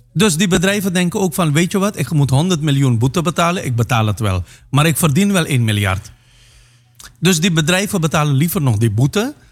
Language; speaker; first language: Dutch; non-native, local second language; Caribbean Hindustani